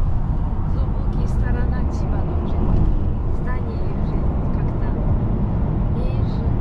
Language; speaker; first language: Russian; early bilingual, heritage; Russian